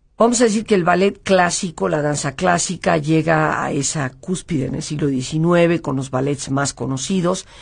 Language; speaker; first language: Spanish; native; Spanish